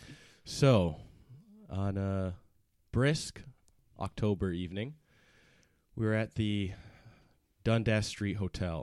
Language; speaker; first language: English; native; English